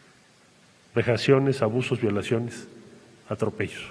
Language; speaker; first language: Spanish; native; Spanish